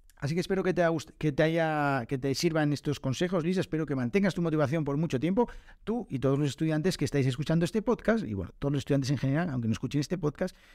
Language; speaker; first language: Spanish; native; Spanish